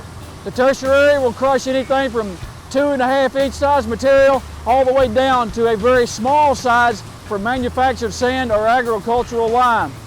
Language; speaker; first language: English; native; English